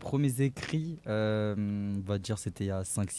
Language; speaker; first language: French; native; French